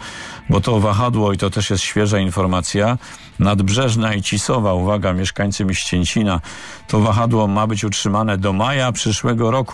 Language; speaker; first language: Polish; native; Polish